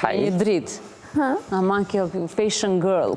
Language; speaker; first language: Albanian; native; Albanian